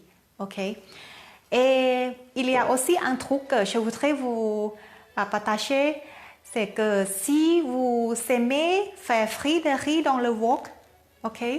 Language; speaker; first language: French; non-native, learner; Thai